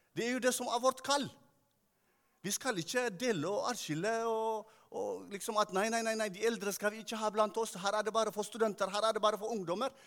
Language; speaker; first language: Norwegian; non-native, fluent; Tigrinya